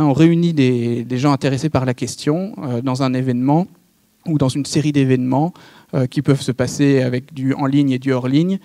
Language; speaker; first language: French; native; French